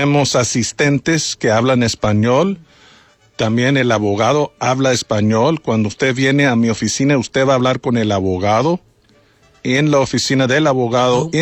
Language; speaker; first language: Spanish; early bilingual, heritage; Spanish